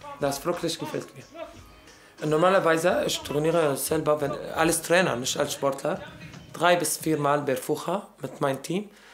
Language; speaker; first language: German; non-native, learner; Arabic